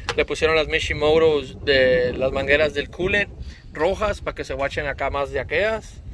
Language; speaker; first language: Spanish; early bilingual, other home language; English